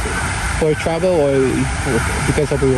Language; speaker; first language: English; non-native, learner; Japanese